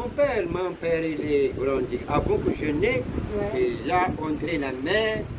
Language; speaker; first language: French; non-native, local second language; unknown